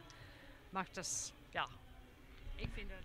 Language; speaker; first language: German; non-native, fluent; English